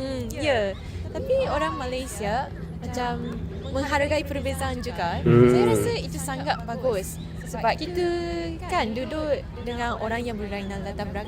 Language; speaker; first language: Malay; non-native, fluent; Japanese